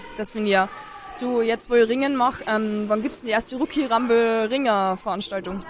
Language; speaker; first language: German; native; German